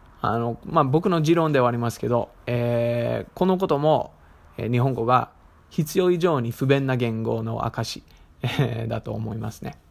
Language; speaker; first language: Japanese; non-native, fluent; English